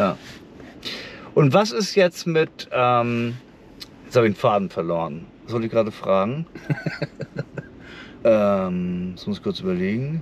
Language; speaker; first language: German; native; German